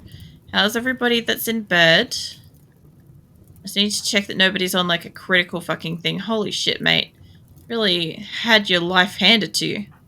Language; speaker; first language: English; native; English